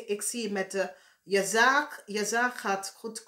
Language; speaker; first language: Dutch; non-native, learner; English